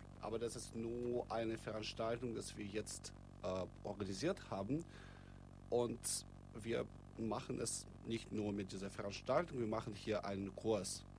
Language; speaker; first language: German; non-native, fluent; Russian